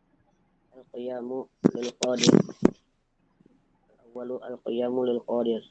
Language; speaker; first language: Arabic; non-native, learner; Indonesian